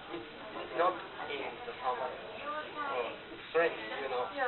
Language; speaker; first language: English; non-native, learner; Japanese